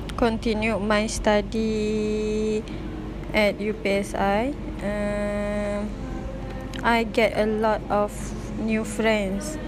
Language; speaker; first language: English; non-native, learner; Malay